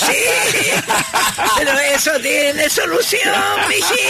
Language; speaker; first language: Spanish; native; Spanish